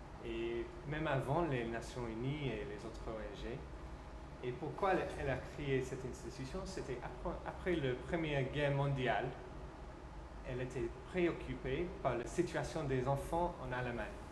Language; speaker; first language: French; non-native, fluent; English